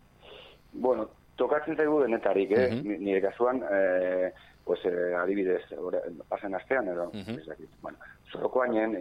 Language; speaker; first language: Basque; non-native, local second language; Spanish